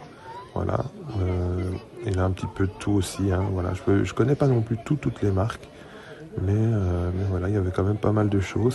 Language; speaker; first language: French; native; French